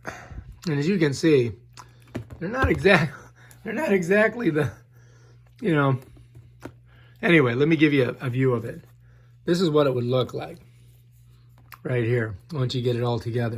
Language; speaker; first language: English; native; English